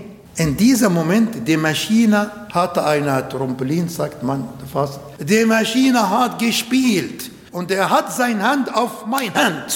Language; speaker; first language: German; non-native, learner; Arabic